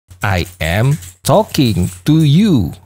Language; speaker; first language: English; non-native, fluent; Indonesian